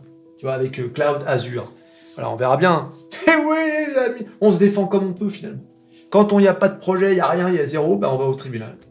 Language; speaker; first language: French; native; French